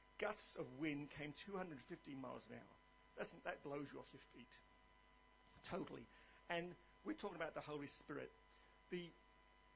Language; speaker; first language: English; native; English